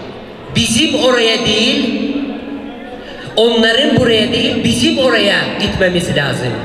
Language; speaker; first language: Turkish; non-native, fluent; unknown